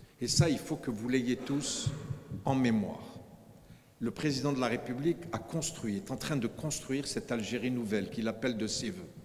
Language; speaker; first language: French; non-native, local second language; Arabic